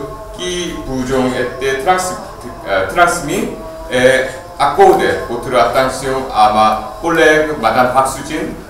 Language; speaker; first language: French; non-native, fluent; Korean